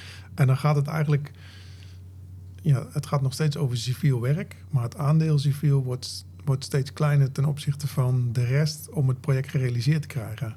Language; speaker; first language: Dutch; native; Dutch